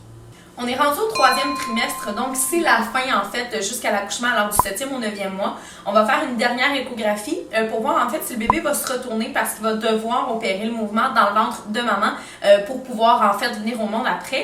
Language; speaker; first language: French; native; French